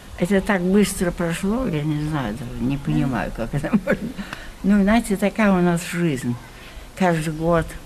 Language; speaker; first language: Russian; early bilingual, heritage; Russian